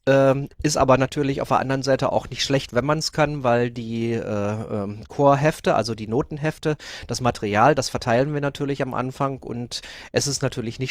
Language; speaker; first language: German; native; German